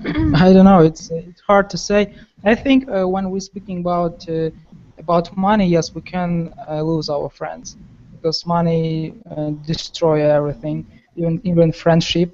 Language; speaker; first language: English; non-native, learner; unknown